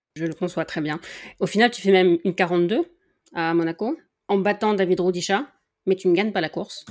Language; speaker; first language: French; native; French